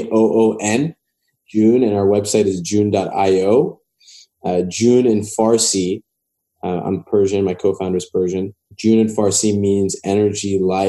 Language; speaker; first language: English; native; English